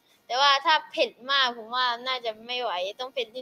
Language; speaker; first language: Thai; early bilingual, other home language; Portuguese